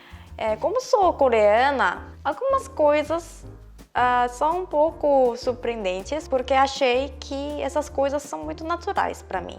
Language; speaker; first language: Portuguese; non-native, fluent; Korean